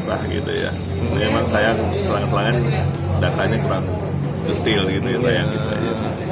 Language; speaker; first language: Indonesian; native; Indonesian